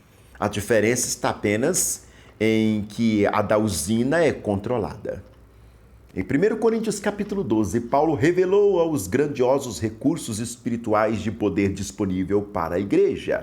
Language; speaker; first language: Portuguese; native; Portuguese